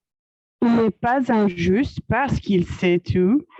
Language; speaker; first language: French; non-native, learner; English